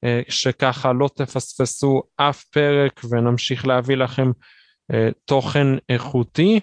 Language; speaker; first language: Hebrew; native; Hebrew